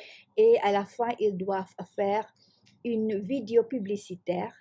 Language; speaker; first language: French; non-native, fluent; Malay